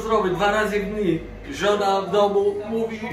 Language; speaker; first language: Polish; non-native, learner; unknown